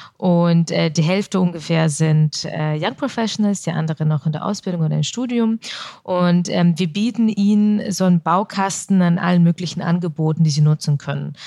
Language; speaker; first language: German; early bilingual, other home language; Russian